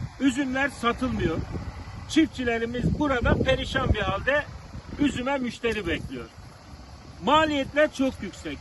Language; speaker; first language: Turkish; native; Turkish